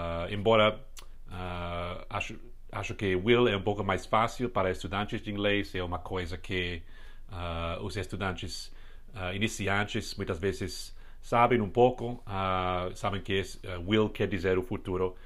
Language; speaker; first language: Portuguese; non-native, fluent; English